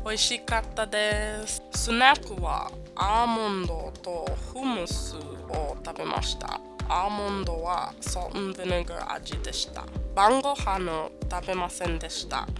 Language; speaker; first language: Japanese; non-native, learner; English